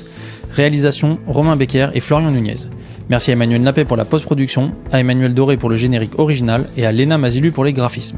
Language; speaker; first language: French; native; French